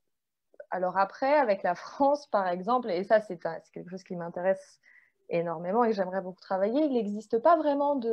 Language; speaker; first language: French; native; French